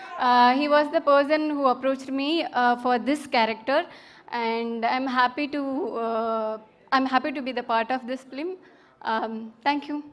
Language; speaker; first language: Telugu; non-native, learner; Tamil